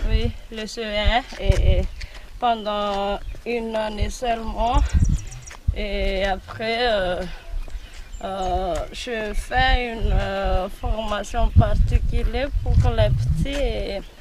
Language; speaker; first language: French; non-native, local second language; Malagasy